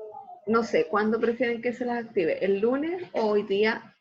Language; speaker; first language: Spanish; native; Spanish